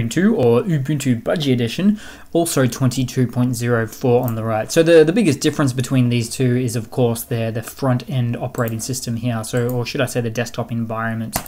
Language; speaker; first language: English; native; English